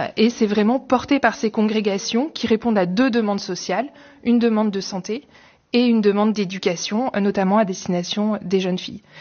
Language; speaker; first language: French; native; French